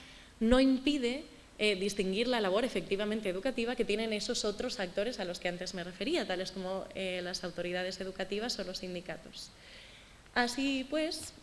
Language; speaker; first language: Spanish; native; Spanish